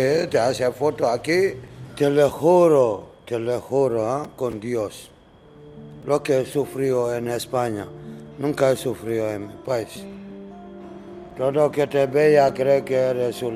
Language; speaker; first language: Spanish; non-native, learner; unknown